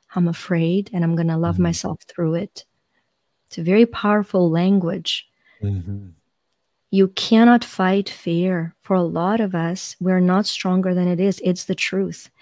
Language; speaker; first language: English; non-native, fluent; Ukrainian